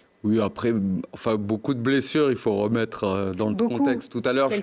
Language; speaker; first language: French; native; French